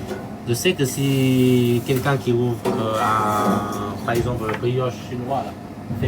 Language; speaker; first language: French; non-native, local second language; Chinese